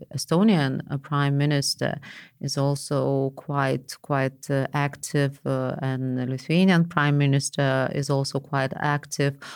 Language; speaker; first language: English; non-native, fluent; Lithuanian